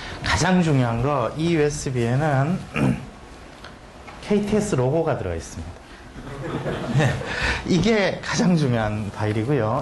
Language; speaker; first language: Korean; native; Korean